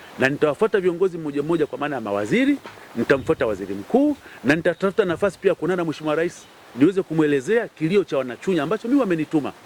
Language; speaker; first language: Swahili; native; Swahili